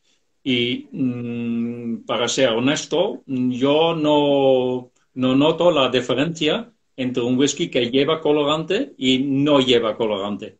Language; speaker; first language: Spanish; non-native, fluent; Dutch